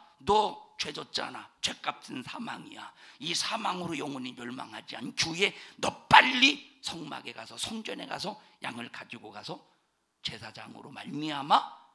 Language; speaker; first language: Korean; native; Korean